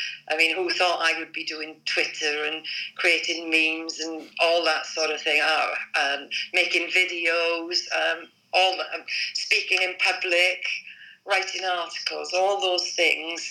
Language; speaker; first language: English; native; English